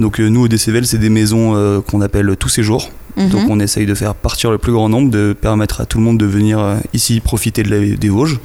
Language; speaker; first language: French; native; French